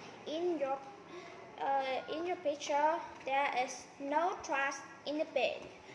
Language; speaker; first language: English; non-native, learner; Vietnamese